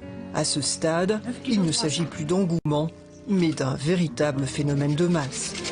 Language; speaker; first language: French; native; French